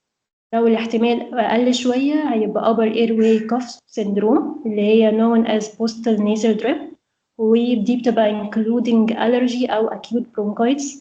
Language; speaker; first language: Arabic; native; Arabic